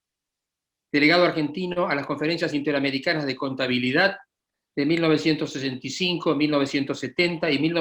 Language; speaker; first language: Spanish; native; Spanish